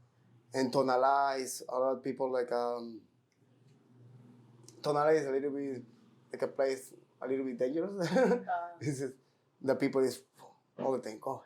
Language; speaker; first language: English; non-native, learner; Spanish